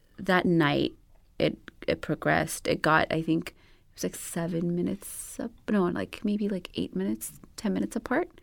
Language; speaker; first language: English; non-native, local second language; Amharic